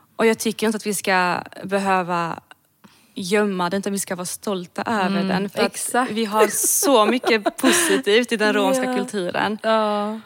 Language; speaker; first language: Swedish; early bilingual, other home language; Serbian